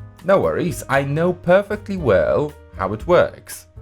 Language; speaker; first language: English; non-native, fluent; Polish